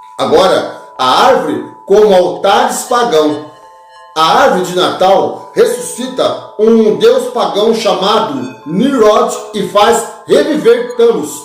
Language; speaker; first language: Portuguese; native; Portuguese